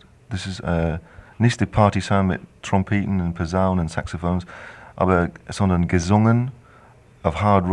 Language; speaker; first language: German; non-native, fluent; English